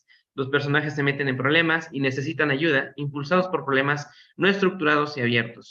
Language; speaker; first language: Spanish; native; Spanish